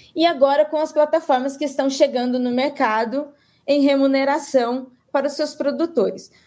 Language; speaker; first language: Portuguese; native; Portuguese